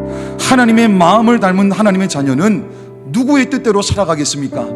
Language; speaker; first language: Korean; native; Korean